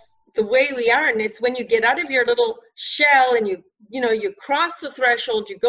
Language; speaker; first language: English; native; English